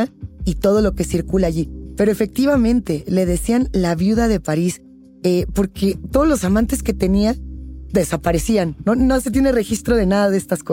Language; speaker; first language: Spanish; native; Spanish